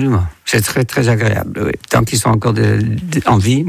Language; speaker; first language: French; non-native, fluent; Dutch